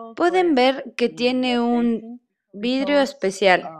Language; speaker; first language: Spanish; non-native, fluent; Chinese